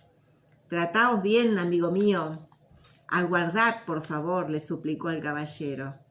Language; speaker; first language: Spanish; native; Spanish